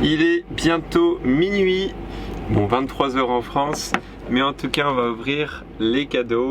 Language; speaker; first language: French; native; French